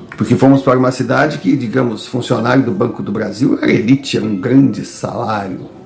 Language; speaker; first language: Portuguese; native; Portuguese